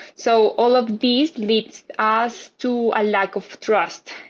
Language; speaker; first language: English; non-native, fluent; Spanish